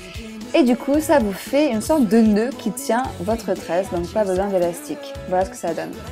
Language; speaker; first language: French; native; French